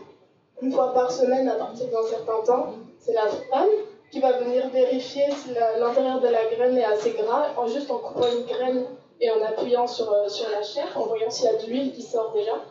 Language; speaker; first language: French; native; French